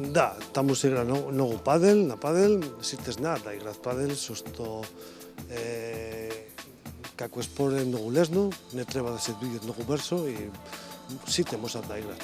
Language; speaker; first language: Macedonian; non-native, learner; Spanish